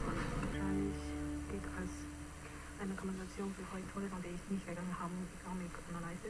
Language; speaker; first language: German; non-native, fluent; Chinese